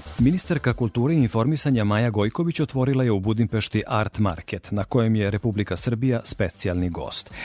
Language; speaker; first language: Serbian; native; Serbian